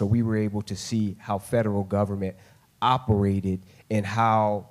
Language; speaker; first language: English; native; English